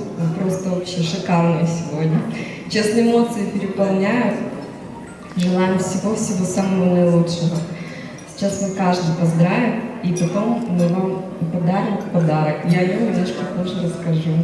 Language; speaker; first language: Russian; native; Russian